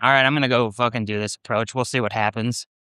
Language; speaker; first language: English; native; English